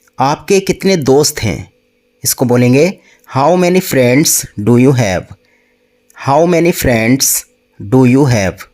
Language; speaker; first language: Hindi; native; Hindi